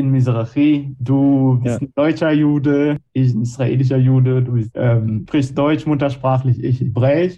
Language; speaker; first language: German; non-native, fluent; Hebrew